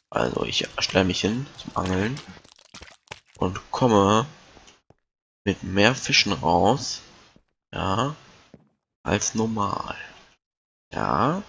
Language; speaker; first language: German; native; German